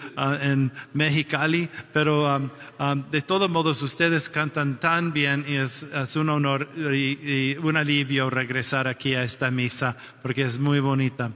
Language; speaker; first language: Spanish; non-native, fluent; English